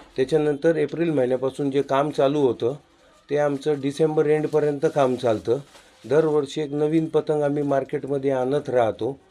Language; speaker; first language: Marathi; non-native, local second language; Gujarati